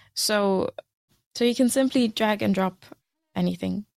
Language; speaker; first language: English; non-native, fluent; German